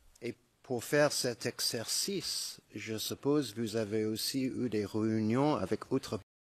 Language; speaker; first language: French; non-native, fluent; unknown